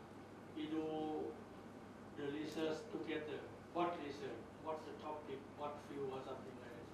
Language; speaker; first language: English; non-native, learner; Thai